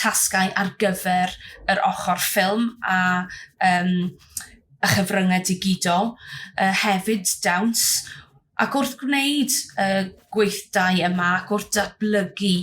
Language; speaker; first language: Welsh; native; Welsh